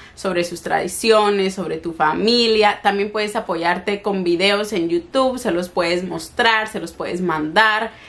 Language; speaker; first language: Spanish; native; Spanish